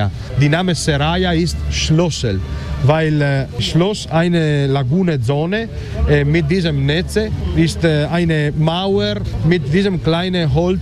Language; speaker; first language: German; non-native, learner; Italian